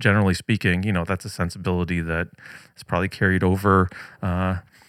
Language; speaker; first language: English; native; English